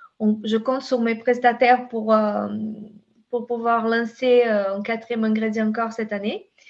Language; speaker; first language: French; non-native, fluent; Portuguese